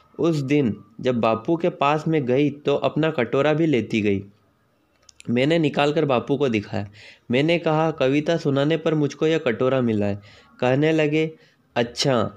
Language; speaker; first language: Hindi; native; Hindi